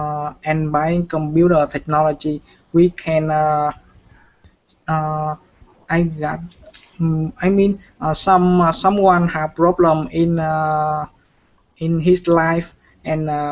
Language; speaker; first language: English; non-native, learner; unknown